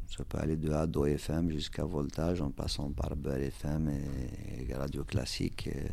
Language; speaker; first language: French; non-native, local second language; Kabyle